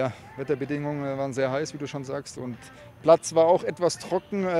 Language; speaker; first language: German; native; German